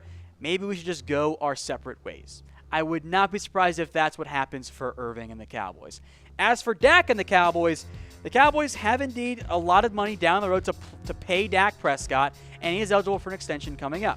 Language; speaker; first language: English; native; English